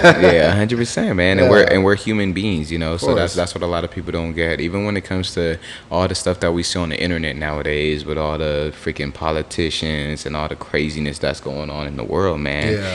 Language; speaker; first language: English; native; English